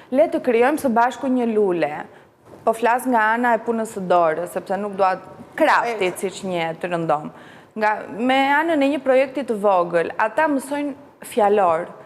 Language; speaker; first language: Albanian; native; Albanian